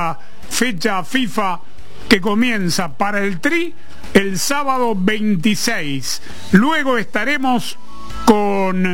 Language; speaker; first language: Spanish; native; Spanish